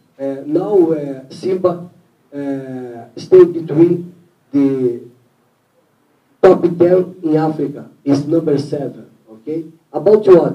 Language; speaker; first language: English; non-native, learner; Portuguese